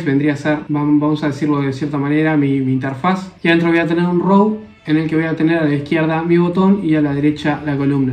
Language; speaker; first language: Spanish; native; Spanish